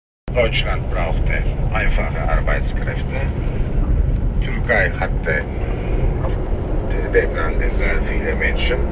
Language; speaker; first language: German; non-native, fluent; Turkish